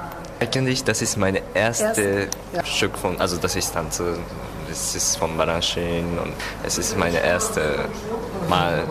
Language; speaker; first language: German; non-native, learner; Japanese